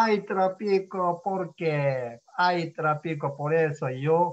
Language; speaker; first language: Spanish; non-native, learner; Korean